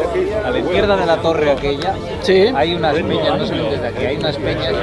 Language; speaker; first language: Spanish; native; Spanish